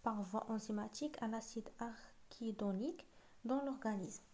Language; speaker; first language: French; non-native, local second language; Arabic